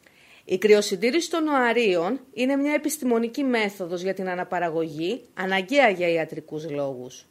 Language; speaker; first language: Greek; native; Greek